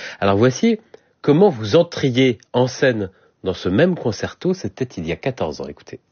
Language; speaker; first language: French; native; French